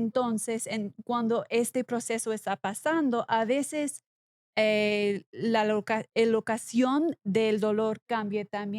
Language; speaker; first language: Spanish; non-native, learner; English